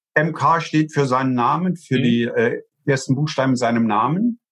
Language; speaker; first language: German; native; German